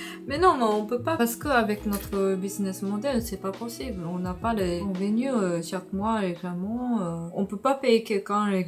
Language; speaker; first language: French; non-native, fluent; Japanese